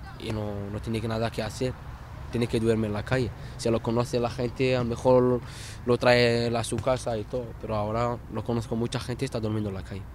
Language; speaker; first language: Spanish; non-native, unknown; Arabic